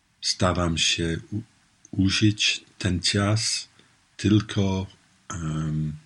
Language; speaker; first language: Polish; non-native, learner; English